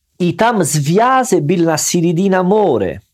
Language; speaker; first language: Russian; non-native, learner; Italian